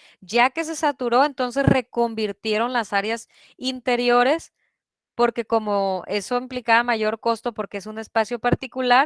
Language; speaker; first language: Spanish; native; Spanish